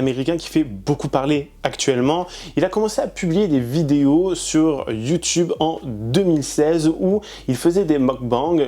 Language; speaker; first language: French; native; French